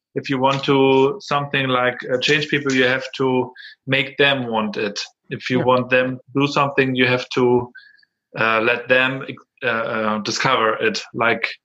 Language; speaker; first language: English; non-native, fluent; German